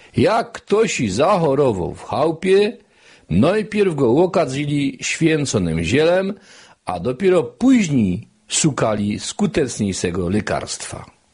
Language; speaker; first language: Polish; native; Polish